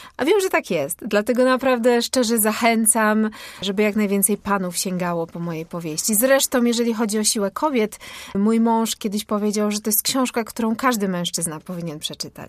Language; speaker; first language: Polish; native; Polish